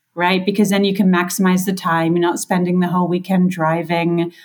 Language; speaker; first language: English; native; English